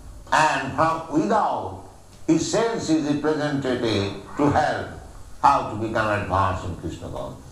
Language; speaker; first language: English; non-native, local second language; Bangla